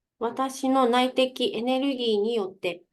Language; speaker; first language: Japanese; native; Japanese